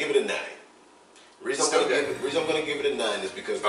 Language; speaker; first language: English; native; English